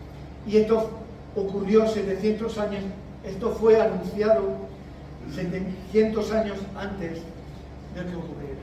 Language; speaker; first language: Spanish; native; Spanish